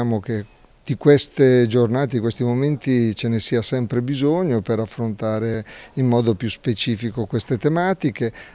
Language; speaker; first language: Italian; native; Italian